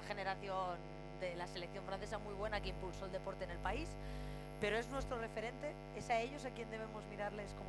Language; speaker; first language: Spanish; native; Spanish